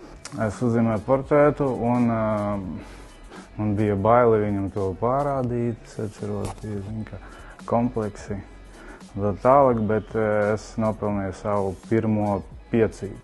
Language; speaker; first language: Latvian; non-native, local second language; Russian